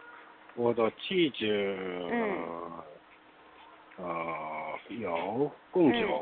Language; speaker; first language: Chinese; non-native, learner; Korean